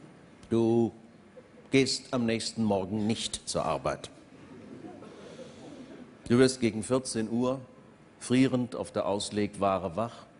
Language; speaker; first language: German; native; German